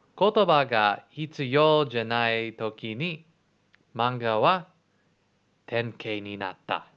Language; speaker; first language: Japanese; non-native, learner; English